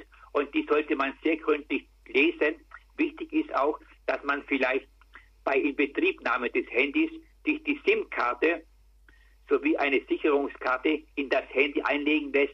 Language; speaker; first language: German; native; German